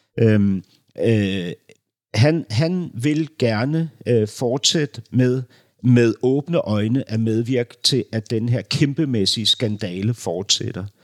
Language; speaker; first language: Danish; native; Danish